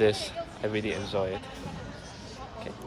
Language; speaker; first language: English; non-native, fluent; German